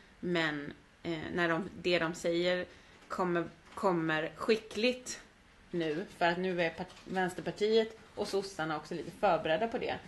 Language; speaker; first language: Swedish; native; Swedish